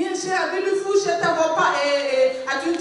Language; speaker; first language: Swedish; non-native, fluent; Lingala